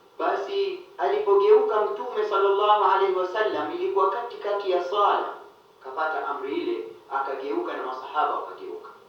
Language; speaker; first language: Swahili; early bilingual, heritage; Swahili